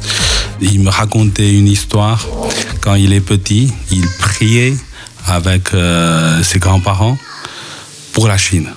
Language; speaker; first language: French; non-native, fluent; Chinese